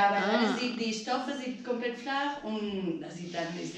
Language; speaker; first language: German; non-native, learner; Spanish